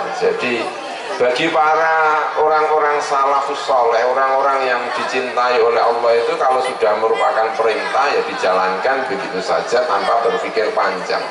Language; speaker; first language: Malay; non-native, local second language; Javanese